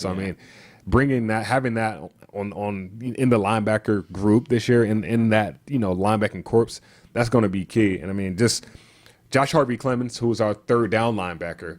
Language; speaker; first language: English; native; English